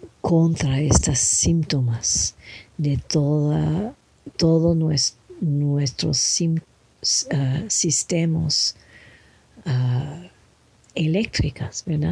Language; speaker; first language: Spanish; non-native, learner; English